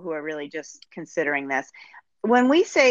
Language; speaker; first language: English; native; English